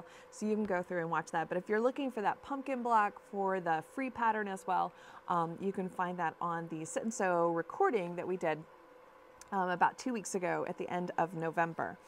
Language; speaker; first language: English; native; English